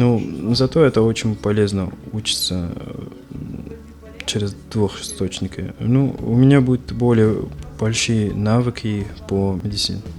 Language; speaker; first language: Russian; non-native, fluent; Arabic